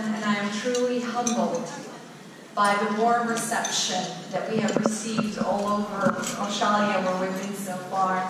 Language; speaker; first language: English; non-native, fluent; Croatian